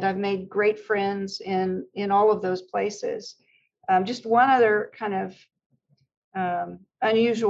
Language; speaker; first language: English; native; English